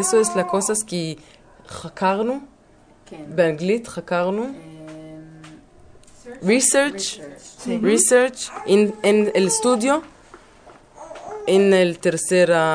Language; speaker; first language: Spanish; non-native, learner; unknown